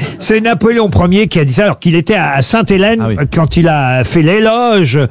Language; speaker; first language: French; native; French